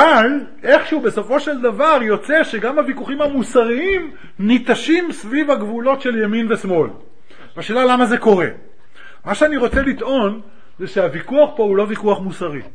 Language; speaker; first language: Hebrew; native; Hebrew